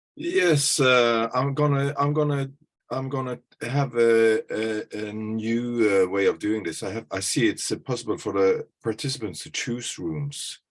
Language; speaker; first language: English; non-native, fluent; Norwegian